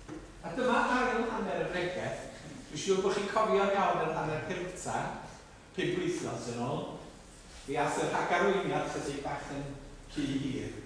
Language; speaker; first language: Welsh; native; Welsh